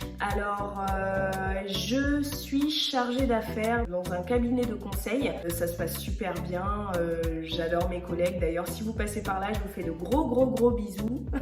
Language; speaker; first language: French; early bilingual, other home language; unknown